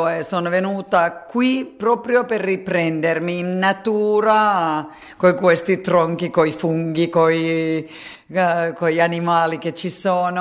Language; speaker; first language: Italian; non-native, fluent; Finnish